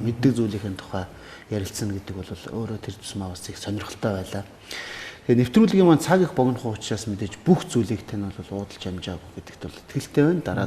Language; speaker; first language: Mongolian; native; Mongolian